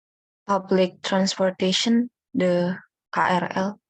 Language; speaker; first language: English; non-native, learner; Indonesian